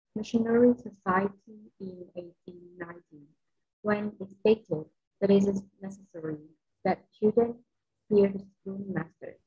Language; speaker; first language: English; non-native, fluent; Vietnamese